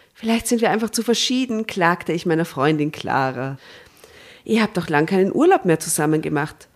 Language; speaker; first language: German; native; German